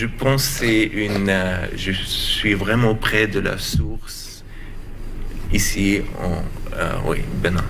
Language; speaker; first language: French; non-native, learner; German